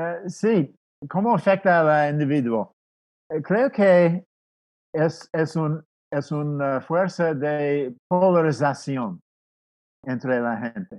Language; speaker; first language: Spanish; non-native, fluent; English